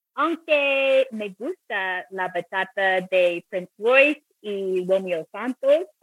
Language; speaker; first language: Spanish; non-native, learner; English